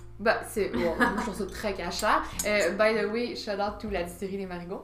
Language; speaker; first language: French; native; French